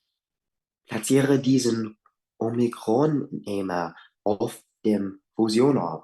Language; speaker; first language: German; non-native, learner; English